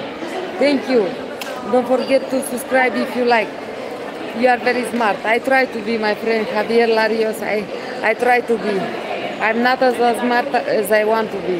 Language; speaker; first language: English; non-native, learner; Romanian